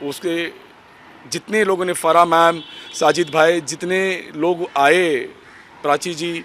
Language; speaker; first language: Hindi; native; Hindi